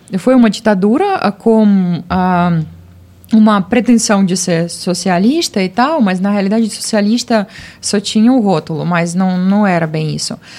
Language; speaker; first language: Portuguese; non-native, fluent; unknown